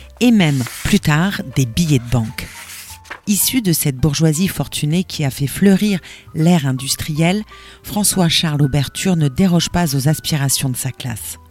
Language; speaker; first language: French; native; French